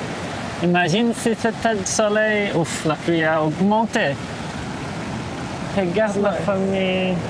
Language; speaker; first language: French; early bilingual, heritage; Portuguese